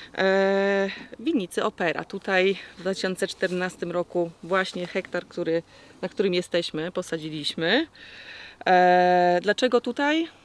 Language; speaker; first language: Polish; native; Polish